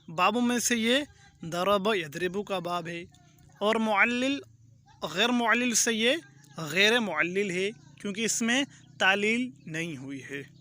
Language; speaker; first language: Urdu; non-native, local second language; Pashto